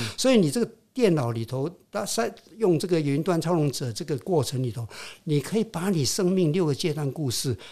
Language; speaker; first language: Chinese; non-native, local second language; Min Nan Chinese